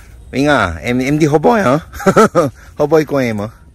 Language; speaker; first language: Vietnamese; native; Vietnamese